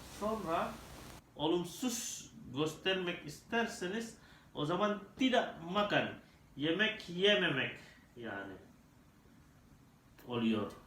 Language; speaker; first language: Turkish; non-native, learner; Indonesian